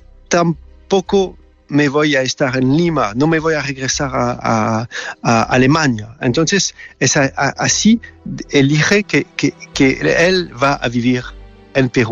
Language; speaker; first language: Spanish; non-native, learner; French